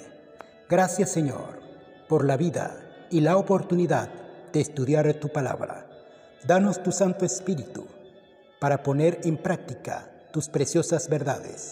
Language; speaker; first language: Spanish; native; Spanish